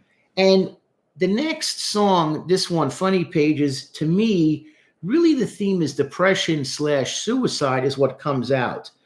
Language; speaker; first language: English; native; English